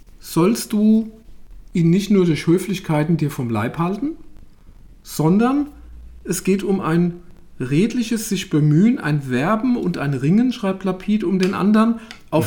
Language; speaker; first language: German; native; German